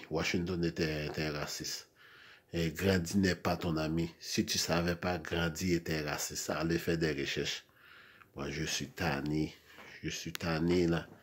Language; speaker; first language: French; non-native, local second language; Haitian Creole